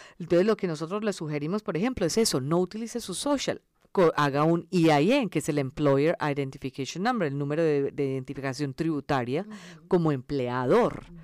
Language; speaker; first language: Spanish; early bilingual, other home language; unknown